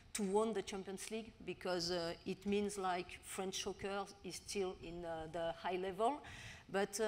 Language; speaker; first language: English; non-native, learner; French